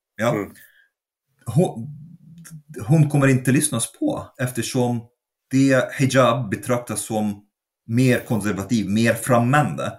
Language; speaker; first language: Swedish; non-native, fluent; Arabic